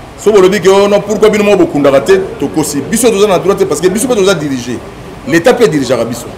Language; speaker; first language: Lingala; native; Lingala